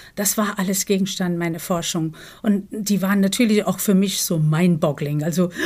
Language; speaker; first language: German; non-native, fluent; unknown